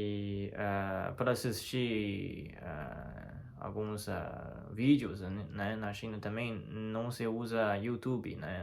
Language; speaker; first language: Portuguese; non-native, fluent; Chinese